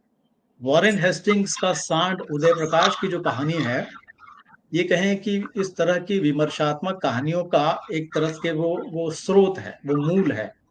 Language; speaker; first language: Hindi; native; Hindi